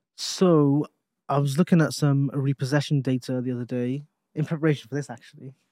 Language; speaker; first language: English; native; English